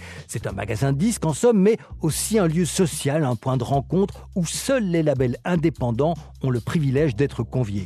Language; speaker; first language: French; native; French